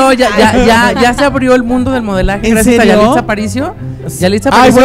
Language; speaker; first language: Spanish; native; Spanish